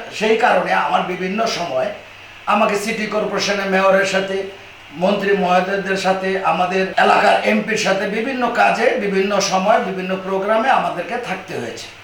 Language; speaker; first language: Bangla; native; Bangla